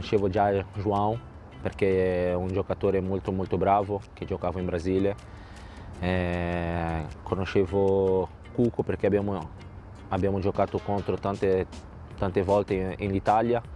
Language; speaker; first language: Italian; non-native, fluent; Portuguese